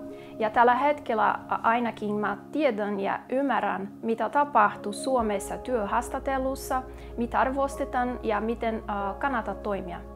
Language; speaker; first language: Finnish; non-native, local second language; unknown